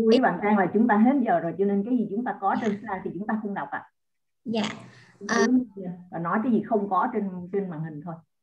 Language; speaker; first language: Vietnamese; native; Vietnamese